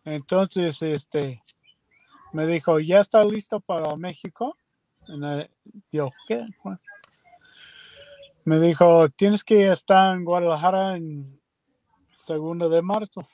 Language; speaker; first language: Spanish; non-native, learner; English